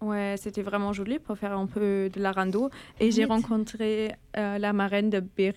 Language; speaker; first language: French; non-native, fluent; German